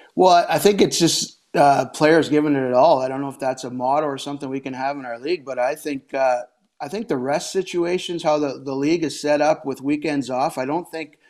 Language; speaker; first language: English; native; English